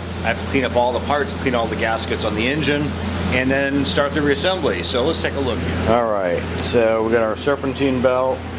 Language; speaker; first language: English; native; English